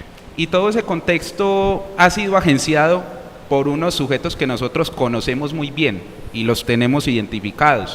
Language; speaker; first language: Spanish; native; Spanish